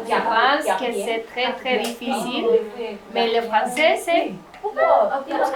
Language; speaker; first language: French; non-native, learner; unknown